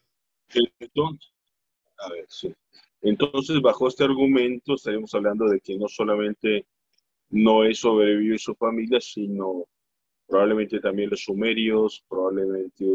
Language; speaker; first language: Spanish; native; Spanish